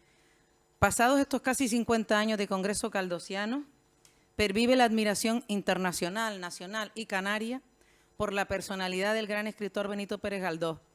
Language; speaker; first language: Spanish; native; Spanish